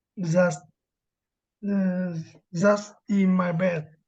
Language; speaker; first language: English; non-native, learner; Vietnamese